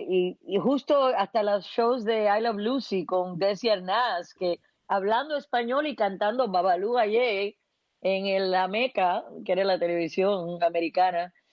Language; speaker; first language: Spanish; early bilingual, heritage; Spanish